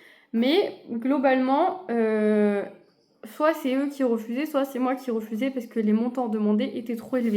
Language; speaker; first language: French; native; French